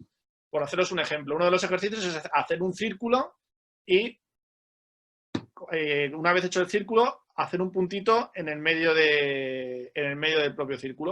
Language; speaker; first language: Spanish; native; Spanish